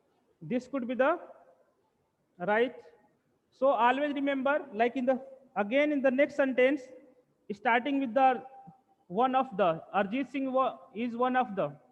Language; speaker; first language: English; non-native, local second language; Hindi